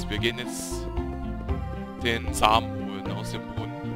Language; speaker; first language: German; native; German